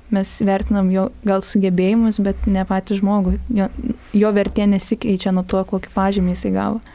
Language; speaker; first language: Lithuanian; native; Lithuanian